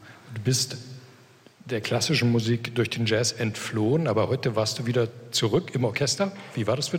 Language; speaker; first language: German; native; German